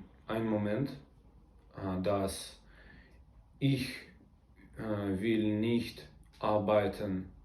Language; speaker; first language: German; non-native, learner; Russian